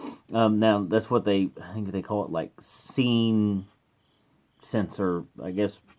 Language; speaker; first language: English; native; English